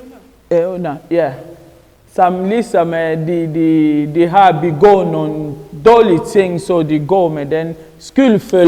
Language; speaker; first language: Swedish; non-native, fluent; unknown